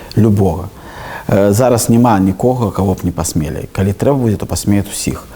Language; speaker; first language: Belarusian; non-native, local second language; Russian